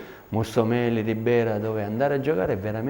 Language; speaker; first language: Italian; native; Italian